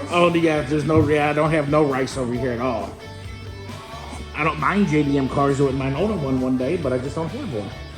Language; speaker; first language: English; native; English